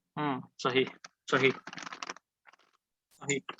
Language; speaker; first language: Arabic; non-native, fluent; Indonesian